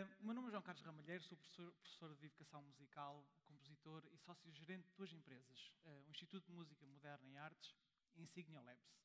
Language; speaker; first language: Portuguese; early bilingual, heritage; German